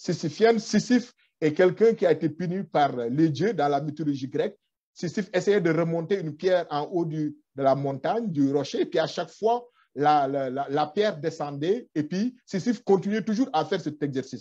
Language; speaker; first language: French; non-native, local second language; Wolof